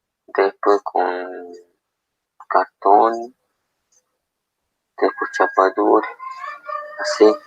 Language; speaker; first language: Spanish; non-native, local second language; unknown